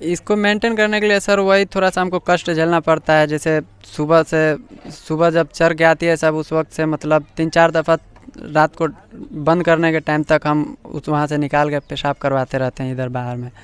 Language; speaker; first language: Hindi; native; Hindi